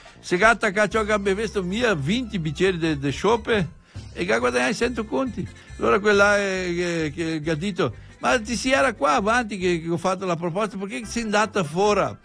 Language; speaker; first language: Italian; early bilingual, heritage; Venetian